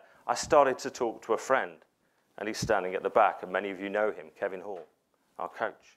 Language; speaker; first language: English; native; English